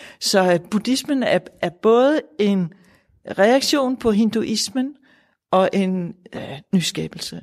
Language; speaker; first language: Danish; native; Danish